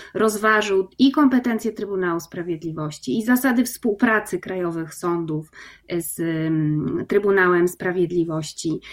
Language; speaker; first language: Polish; native; Polish